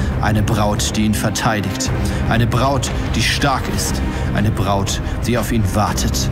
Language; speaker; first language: German; native; German